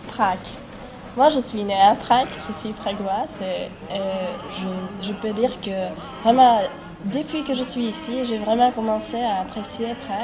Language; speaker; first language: French; non-native, fluent; Czech